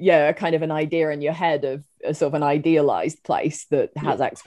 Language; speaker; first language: English; native; English